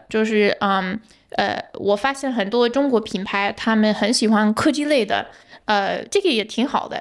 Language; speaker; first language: Chinese; non-native, fluent; English